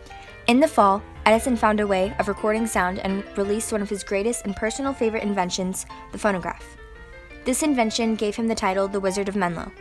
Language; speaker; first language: English; native; English